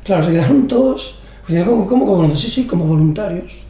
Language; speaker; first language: Spanish; native; Spanish